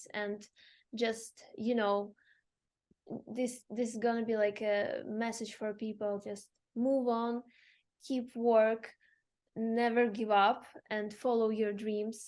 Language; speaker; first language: English; non-native, fluent; Ukrainian